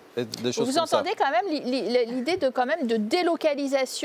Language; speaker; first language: French; native; French